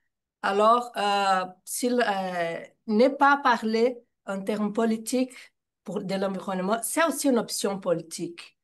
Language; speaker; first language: French; non-native, fluent; Portuguese